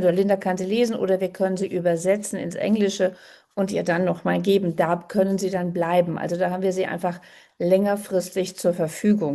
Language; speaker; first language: German; native; German